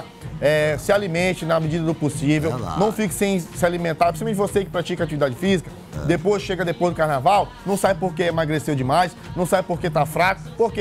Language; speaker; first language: Portuguese; native; Portuguese